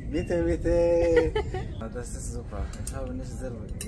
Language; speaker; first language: German; non-native, learner; Persian